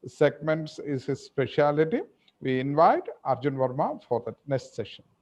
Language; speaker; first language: English; non-native, local second language; Malayalam